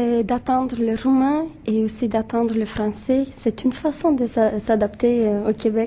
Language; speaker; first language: French; non-native, fluent; Romanian